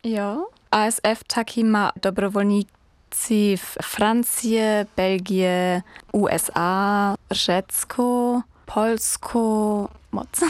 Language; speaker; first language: Czech; non-native, learner; German